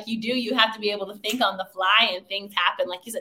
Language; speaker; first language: English; native; English